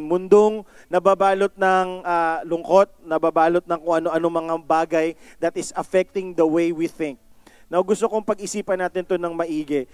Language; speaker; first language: Filipino; native; Filipino